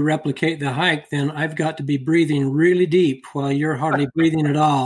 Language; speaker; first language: English; native; English